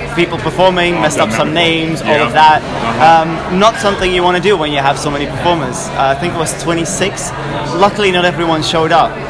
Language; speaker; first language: English; non-native, fluent; Dutch